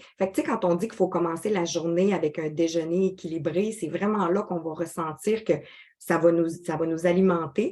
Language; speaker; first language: French; native; French